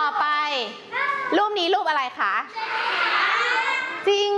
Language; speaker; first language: Thai; native; Thai